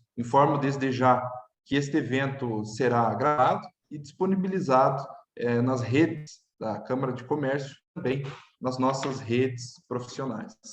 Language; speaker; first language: Portuguese; native; Portuguese